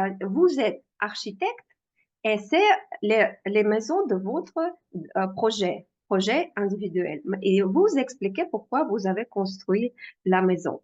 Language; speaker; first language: French; non-native, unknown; Russian